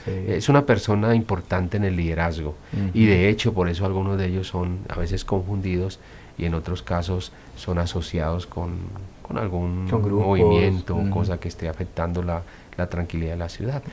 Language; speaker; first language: Spanish; native; Spanish